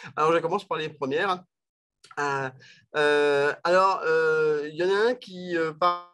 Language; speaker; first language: French; native; French